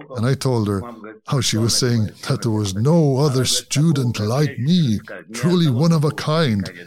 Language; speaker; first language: English; non-native, fluent; Azerbaijani